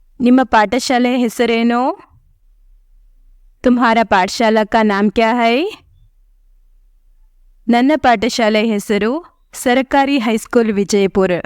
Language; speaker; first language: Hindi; non-native, local second language; Kannada